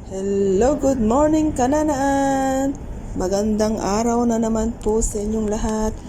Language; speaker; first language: Filipino; native; Filipino